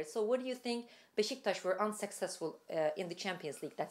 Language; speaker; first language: English; non-native, fluent; Turkish